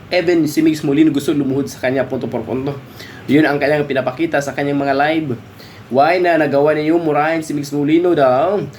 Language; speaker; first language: Filipino; non-native, local second language; Cebuano